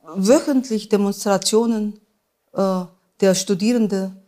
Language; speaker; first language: German; non-native, fluent; Korean